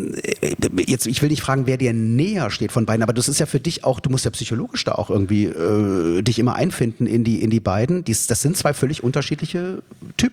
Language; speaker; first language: German; native; German